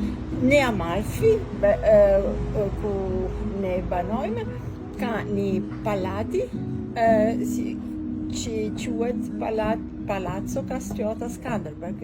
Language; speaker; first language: Albanian; non-native, learner; Italian